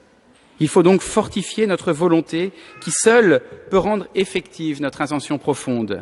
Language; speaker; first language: French; native; French